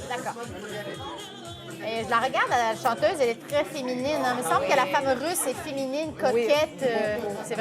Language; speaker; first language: French; native; French